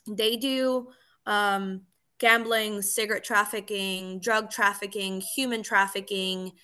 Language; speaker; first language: English; early bilingual, other home language; Spanish